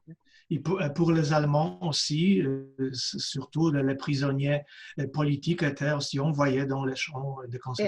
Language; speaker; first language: French; non-native, fluent; Polish